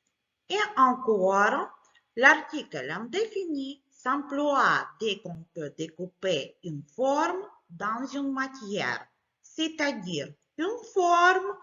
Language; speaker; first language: French; non-native, fluent; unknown